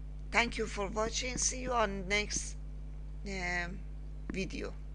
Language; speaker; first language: English; non-native, fluent; Persian